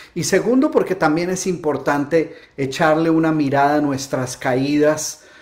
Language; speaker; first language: Spanish; native; Spanish